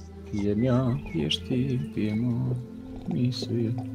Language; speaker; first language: Russian; non-native, learner; Croatian